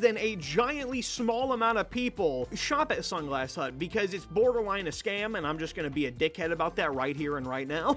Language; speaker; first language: English; native; English